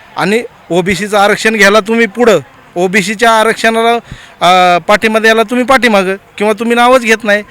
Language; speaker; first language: Marathi; native; Marathi